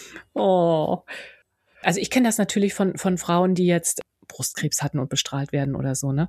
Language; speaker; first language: German; native; German